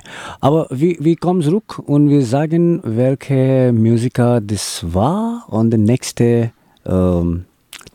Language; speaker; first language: German; non-native, learner; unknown